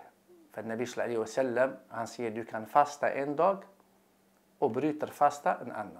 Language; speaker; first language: Swedish; non-native, fluent; Arabic